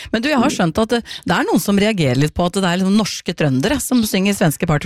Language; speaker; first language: Norwegian; native; Norwegian